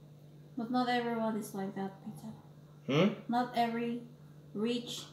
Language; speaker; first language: English; non-native, learner; Indonesian